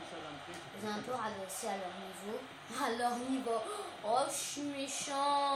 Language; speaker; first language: French; native; French